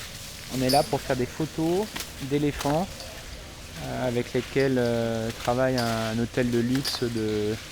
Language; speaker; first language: French; native; French